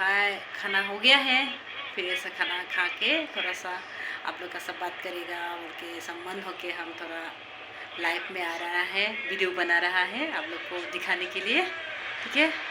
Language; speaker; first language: Hindi; non-native, local second language; Bodo